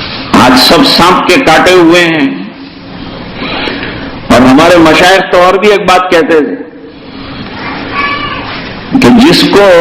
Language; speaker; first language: Urdu; native; Urdu